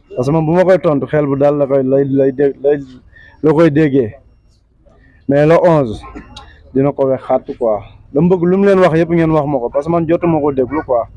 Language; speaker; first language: Wolof; native; Wolof